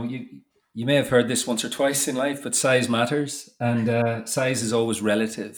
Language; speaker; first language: English; native; English